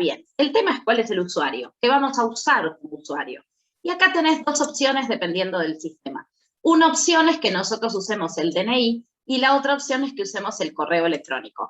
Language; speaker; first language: Spanish; native; Spanish